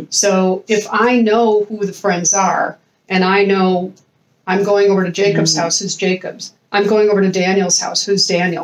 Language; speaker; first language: English; native; English